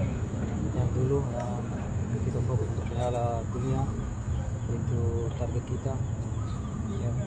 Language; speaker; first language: Indonesian; non-native, fluent; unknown